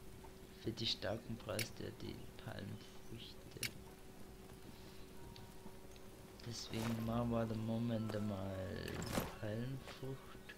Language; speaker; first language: German; native; German